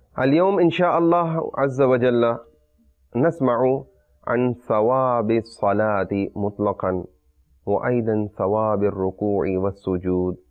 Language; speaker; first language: Arabic; non-native, fluent; Urdu